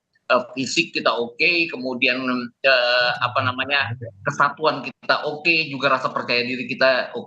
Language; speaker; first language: Indonesian; native; Indonesian